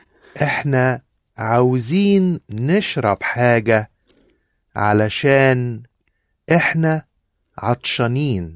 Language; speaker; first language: Arabic; non-native, learner; English